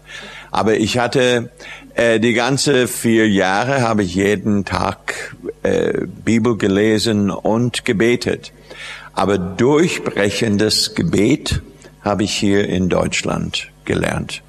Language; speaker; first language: German; non-native, fluent; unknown